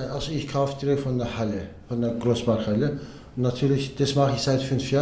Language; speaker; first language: German; non-native, learner; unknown